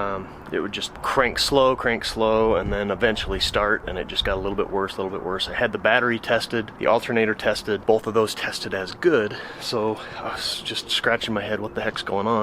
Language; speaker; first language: English; native; English